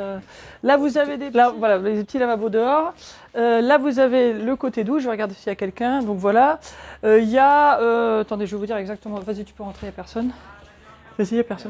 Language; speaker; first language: French; native; French